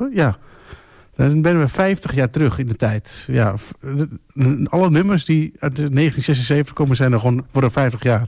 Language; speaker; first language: Dutch; native; Dutch